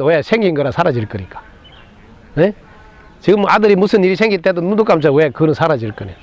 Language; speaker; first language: Korean; native; Korean